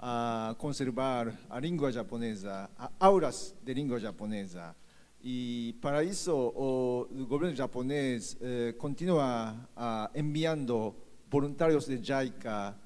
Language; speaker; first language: Portuguese; non-native, fluent; Japanese